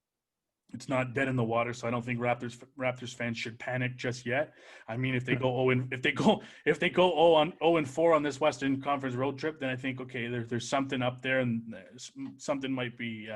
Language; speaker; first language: English; native; English